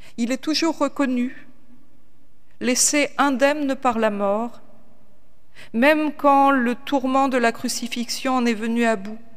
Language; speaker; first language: French; native; French